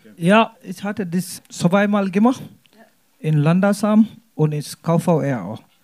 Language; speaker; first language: German; non-native, learner; Wolof